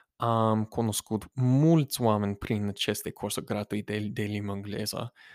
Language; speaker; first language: Romanian; non-native, fluent; English